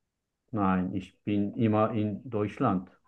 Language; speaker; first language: German; non-native, learner; Turkish